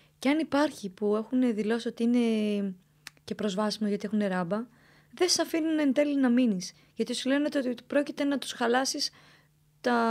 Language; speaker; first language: Greek; early bilingual, other home language; Romanian